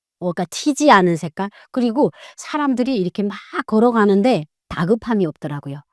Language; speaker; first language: Korean; native; Korean